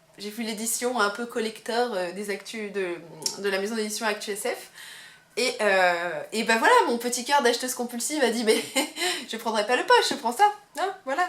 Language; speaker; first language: French; native; French